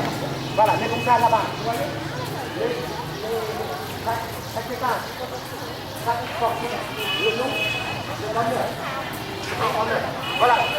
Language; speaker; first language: French; non-native, fluent; Vietnamese